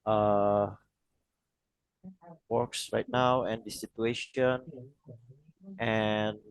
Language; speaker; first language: English; non-native, learner; Indonesian